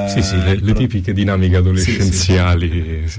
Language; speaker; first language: Italian; native; Italian